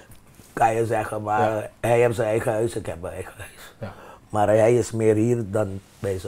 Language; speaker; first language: Dutch; non-native, fluent; Papiamento